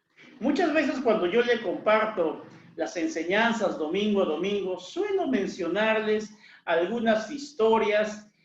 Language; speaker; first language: Spanish; native; Spanish